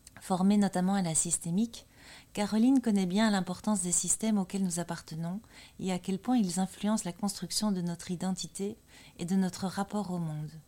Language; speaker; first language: French; native; French